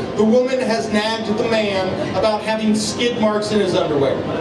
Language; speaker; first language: English; native; English